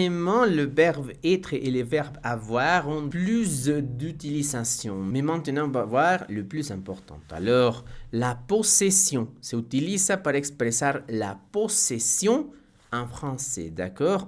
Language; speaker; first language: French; non-native, fluent; Spanish